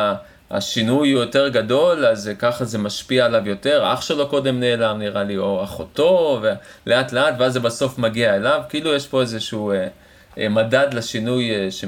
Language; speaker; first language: Hebrew; native; Hebrew